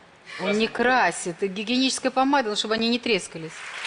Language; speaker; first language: Russian; native; Russian